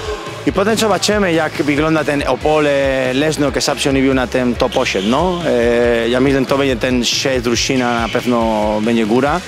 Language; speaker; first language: Polish; non-native, learner; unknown